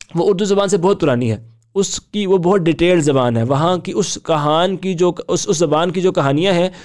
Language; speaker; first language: Hindi; native; Hindi